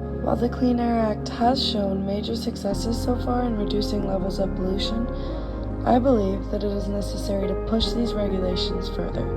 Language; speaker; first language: English; native; English